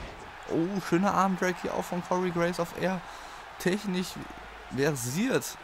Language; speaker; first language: German; native; German